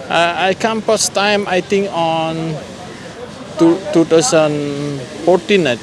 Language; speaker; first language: English; non-native, learner; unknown